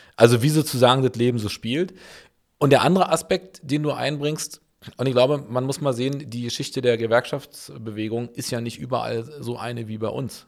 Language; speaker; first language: German; native; German